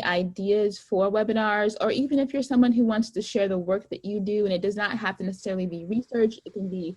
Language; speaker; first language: English; native; English